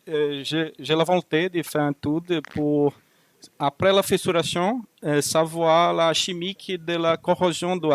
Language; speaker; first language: French; non-native, learner; Portuguese